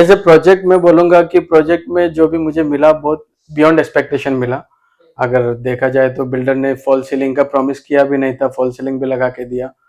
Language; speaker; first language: Hindi; non-native, local second language; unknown